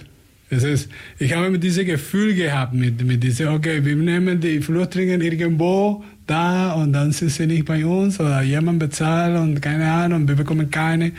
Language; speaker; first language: German; non-native, fluent; Spanish